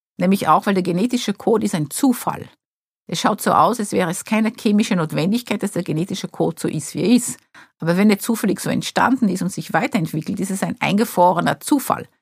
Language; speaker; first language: German; non-native, fluent; Portuguese